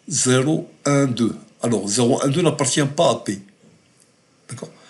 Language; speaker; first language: French; non-native, local second language; Arabic